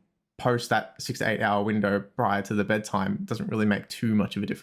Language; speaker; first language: English; native; English